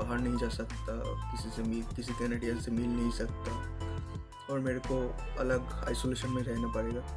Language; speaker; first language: Hindi; non-native, local second language; Bangla